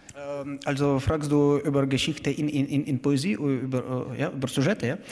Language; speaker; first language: German; non-native, learner; Ukrainian